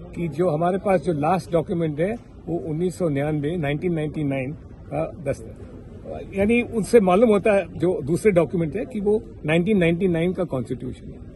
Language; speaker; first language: Hindi; non-native, local second language; Sindhi